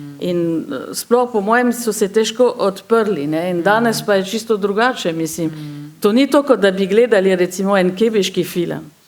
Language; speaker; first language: Slovenian; non-native, fluent; French